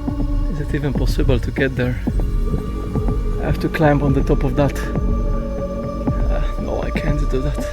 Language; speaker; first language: English; non-native, fluent; Polish